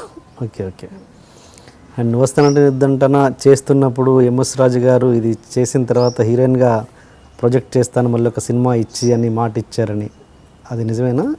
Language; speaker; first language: Telugu; native; Telugu